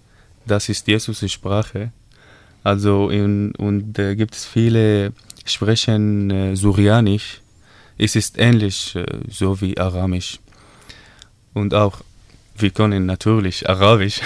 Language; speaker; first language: German; non-native, learner; Arabic